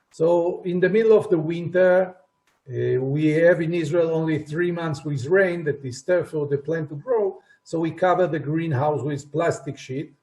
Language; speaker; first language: English; non-native, fluent; Hebrew